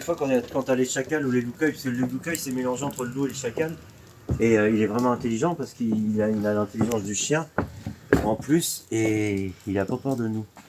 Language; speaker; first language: French; native; French